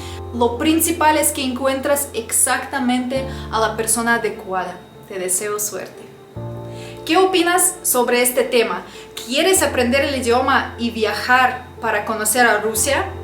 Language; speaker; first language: Spanish; non-native, fluent; Russian